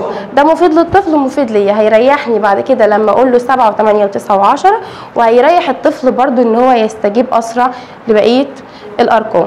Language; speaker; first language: Arabic; native; Arabic